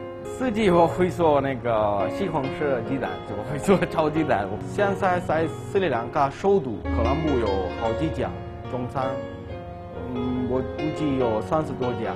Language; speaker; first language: Chinese; non-native, fluent; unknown